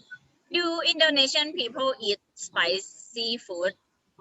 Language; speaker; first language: English; non-native, learner; Thai